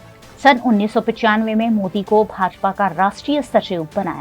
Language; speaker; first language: Hindi; native; Hindi